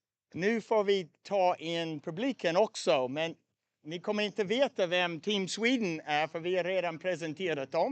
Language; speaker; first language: Swedish; native; Swedish